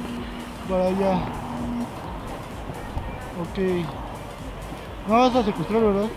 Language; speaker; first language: Spanish; native; Spanish